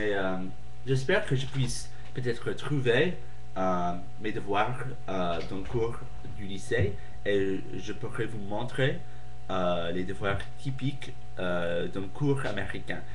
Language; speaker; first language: French; non-native, fluent; English